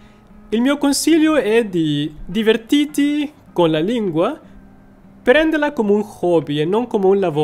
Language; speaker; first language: Italian; non-native, fluent; Spanish